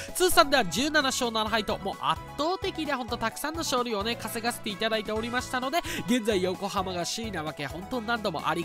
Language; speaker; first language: Japanese; native; Japanese